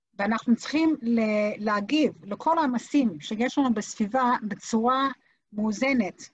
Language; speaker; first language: Hebrew; native; Hebrew